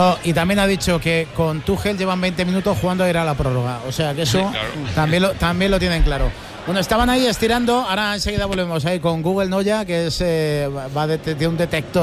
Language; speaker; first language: Spanish; native; Spanish